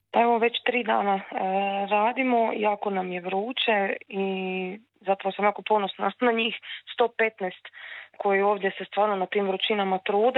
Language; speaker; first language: Serbian; native; Serbian